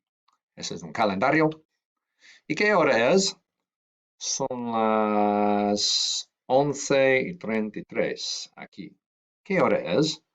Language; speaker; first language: Spanish; non-native, fluent; English